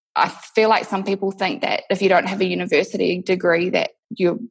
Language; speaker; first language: English; native; English